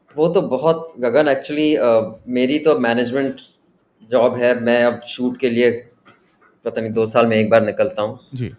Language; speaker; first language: Hindi; native; Hindi